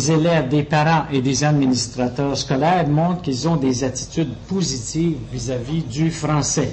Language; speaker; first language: French; native; French